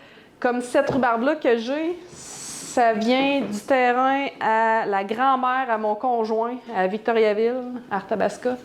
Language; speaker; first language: French; native; French